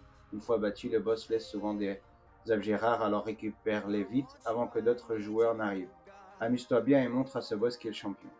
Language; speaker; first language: French; native; French